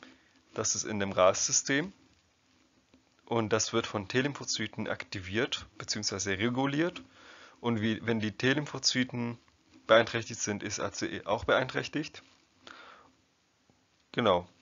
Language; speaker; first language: German; non-native, fluent; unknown